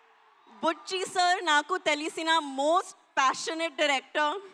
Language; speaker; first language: Telugu; non-native, learner; Hindi